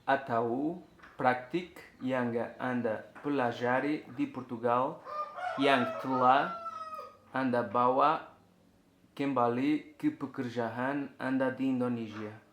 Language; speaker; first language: Indonesian; non-native, learner; Portuguese